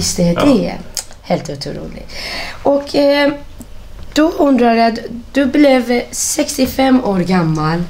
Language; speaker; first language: Swedish; non-native, fluent; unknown